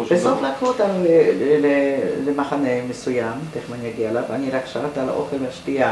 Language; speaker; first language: Hebrew; non-native, fluent; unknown